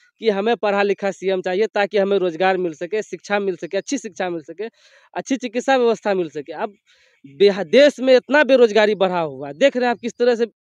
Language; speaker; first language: Hindi; native; Hindi